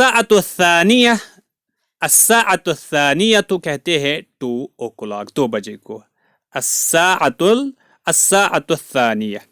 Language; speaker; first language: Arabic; non-native, fluent; Urdu